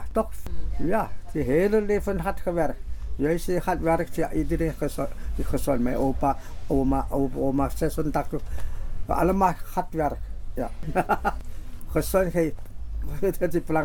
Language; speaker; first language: Dutch; non-native, learner; Chinese